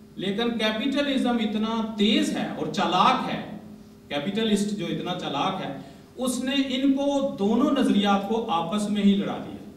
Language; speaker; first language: Urdu; non-native, local second language; Punjabi